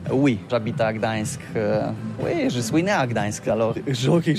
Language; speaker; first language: French; non-native, learner; Polish